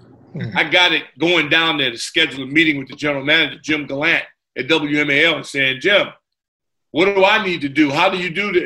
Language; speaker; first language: English; native; English